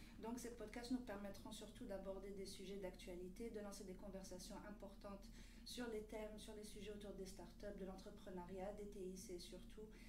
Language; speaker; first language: French; non-native, local second language; Arabic